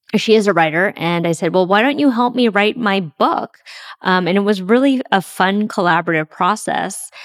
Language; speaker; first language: English; native; English